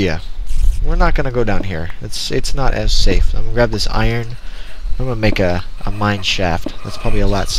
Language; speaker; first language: English; native; English